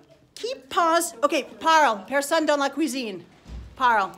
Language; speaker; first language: French; non-native, fluent; English